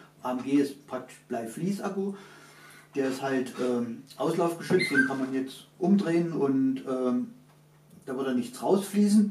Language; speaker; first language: German; native; German